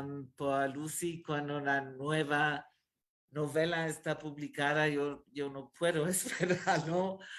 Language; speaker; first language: Spanish; non-native, fluent; German